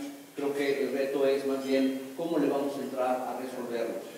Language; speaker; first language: Spanish; native; Spanish